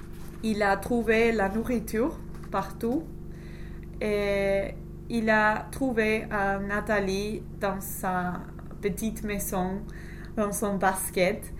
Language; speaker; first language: French; non-native, learner; English